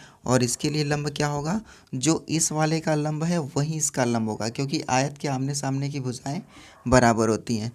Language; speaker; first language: Hindi; native; Hindi